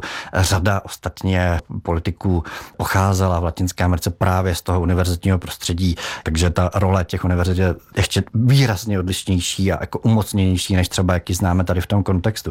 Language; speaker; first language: Czech; native; Czech